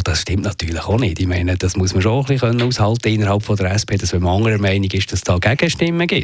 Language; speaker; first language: German; native; German